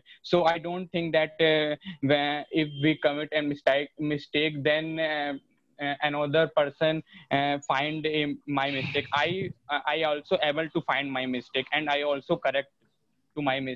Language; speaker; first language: English; non-native, learner; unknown